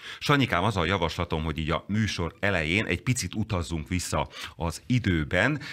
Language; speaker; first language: Hungarian; native; Hungarian